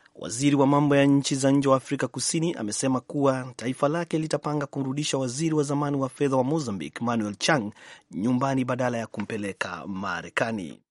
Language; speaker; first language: Swahili; non-native, local second language; Kikuyu